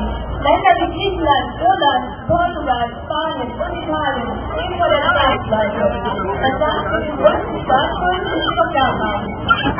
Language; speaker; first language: German; native; German